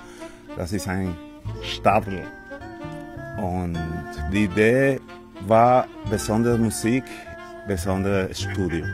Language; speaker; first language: German; non-native, fluent; Spanish